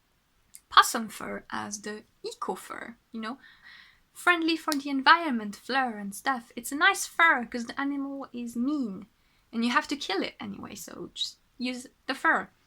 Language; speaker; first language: English; non-native, fluent; French